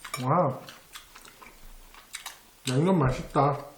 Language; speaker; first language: Korean; non-native, learner; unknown